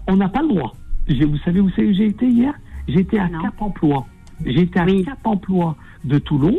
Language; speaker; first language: French; native; French